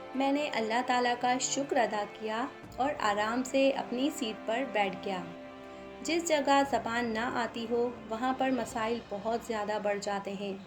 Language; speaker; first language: Urdu; non-native, local second language; Pahari-Potwari